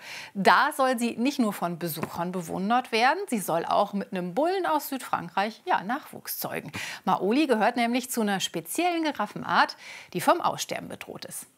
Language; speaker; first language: German; native; German